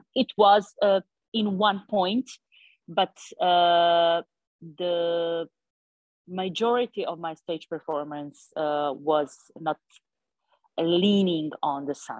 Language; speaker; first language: English; non-native, fluent; Serbian